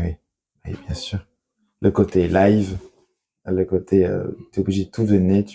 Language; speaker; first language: French; native; French